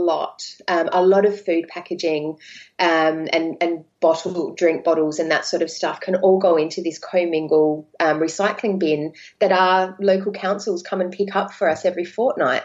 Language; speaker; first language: English; native; English